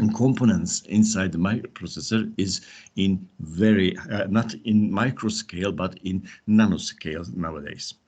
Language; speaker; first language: English; non-native, fluent; Turkish